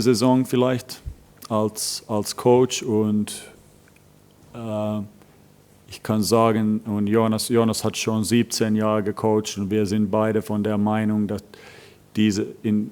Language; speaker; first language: German; non-native, fluent; Finnish